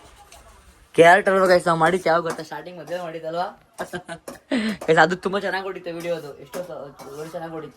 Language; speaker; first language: Kannada; native; Kannada